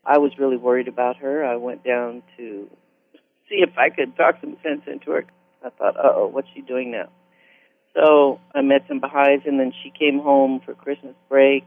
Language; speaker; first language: English; native; English